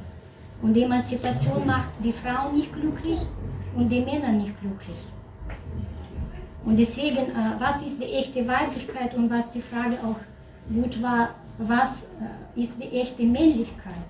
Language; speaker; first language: German; non-native, learner; Russian